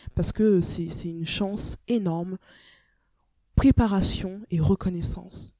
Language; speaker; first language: French; native; French